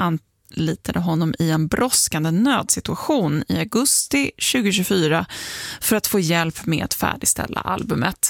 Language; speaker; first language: Swedish; native; Swedish